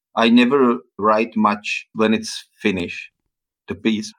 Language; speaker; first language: English; non-native, fluent; Czech